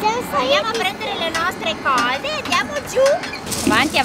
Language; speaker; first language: Italian; native; Italian